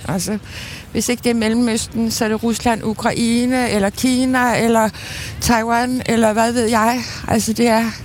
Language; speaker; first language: Danish; native; Danish